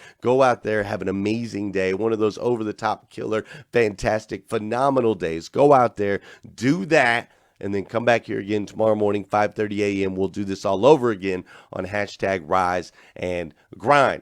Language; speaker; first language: English; native; English